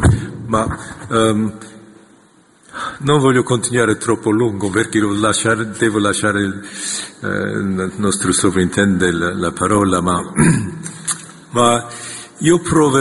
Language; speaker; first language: Italian; non-native, fluent; Korean